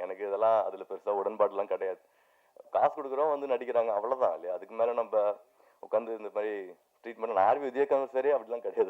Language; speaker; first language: Tamil; native; Tamil